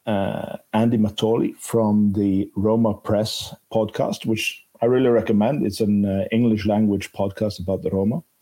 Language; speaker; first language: English; non-native, fluent; Norwegian